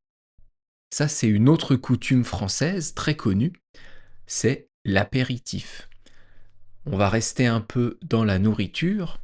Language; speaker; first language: French; native; French